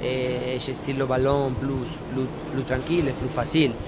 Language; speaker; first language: French; non-native, learner; Spanish